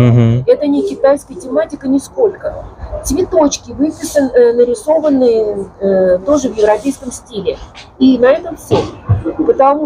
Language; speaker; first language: Russian; native; Russian